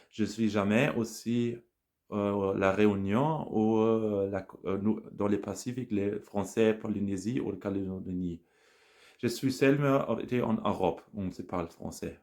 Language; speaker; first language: French; non-native, learner; German